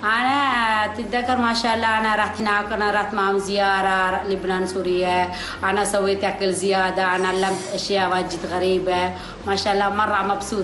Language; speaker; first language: Arabic; non-native, learner; Sinhala